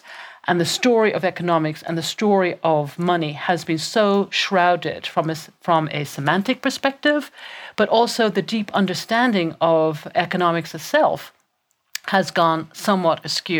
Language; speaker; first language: English; native; English